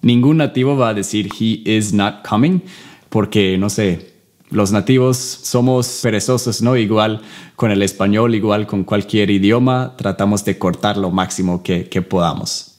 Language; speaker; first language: Spanish; non-native, fluent; English